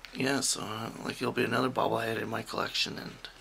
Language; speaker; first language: English; native; English